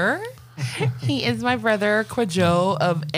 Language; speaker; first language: English; native; English